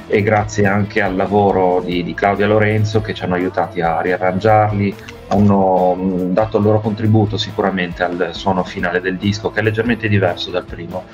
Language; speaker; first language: Italian; native; Italian